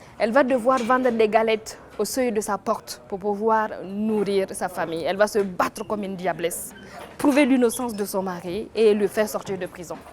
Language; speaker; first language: French; non-native, local second language; Mossi